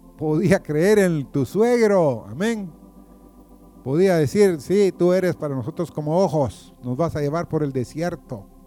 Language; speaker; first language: Spanish; native; Spanish